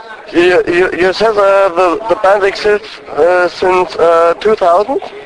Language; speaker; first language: English; non-native, learner; German